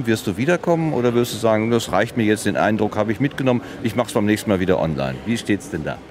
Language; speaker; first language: German; native; German